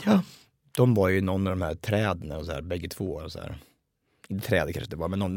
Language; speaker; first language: Swedish; native; Swedish